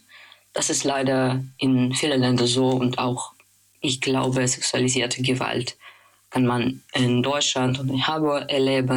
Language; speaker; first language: German; non-native, fluent; Russian